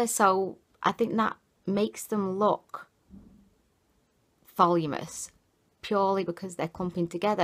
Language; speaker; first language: English; native; English